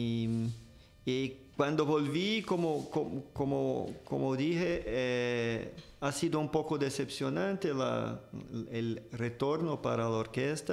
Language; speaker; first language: Spanish; non-native, fluent; Portuguese